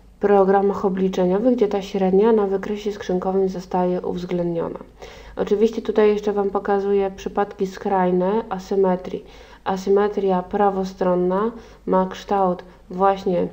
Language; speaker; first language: Polish; native; Polish